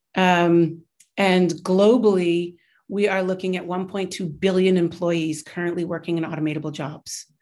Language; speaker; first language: English; native; English